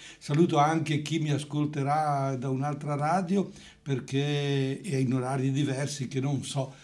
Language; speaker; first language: Italian; native; Italian